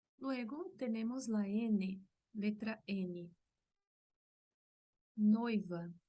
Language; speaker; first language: Spanish; non-native, fluent; Portuguese